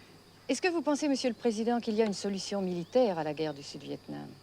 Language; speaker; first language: French; native; French